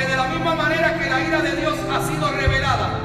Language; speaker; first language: Spanish; native; Spanish